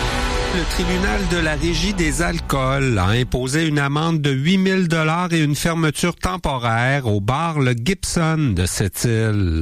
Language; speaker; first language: French; native; French